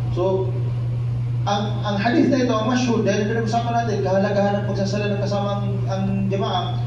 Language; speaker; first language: Filipino; non-native, local second language; Cebuano